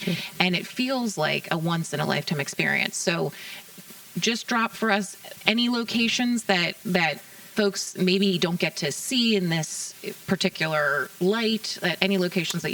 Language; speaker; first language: English; native; English